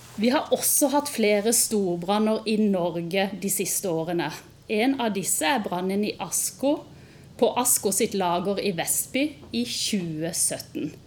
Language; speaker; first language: Norwegian; native; Norwegian